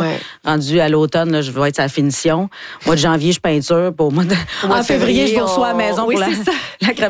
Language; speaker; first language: French; native; French